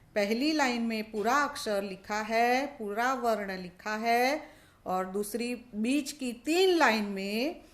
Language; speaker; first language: Hindi; non-native, local second language; Gujarati